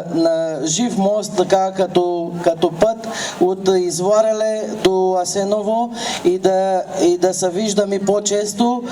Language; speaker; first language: Bulgarian; early bilingual, heritage; Bulgarian